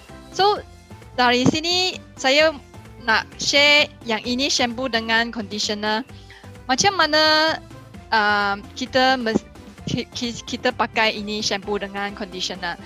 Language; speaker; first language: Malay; non-native, local second language; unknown